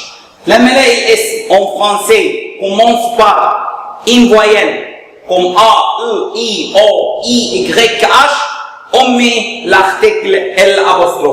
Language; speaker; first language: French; non-native, fluent; Arabic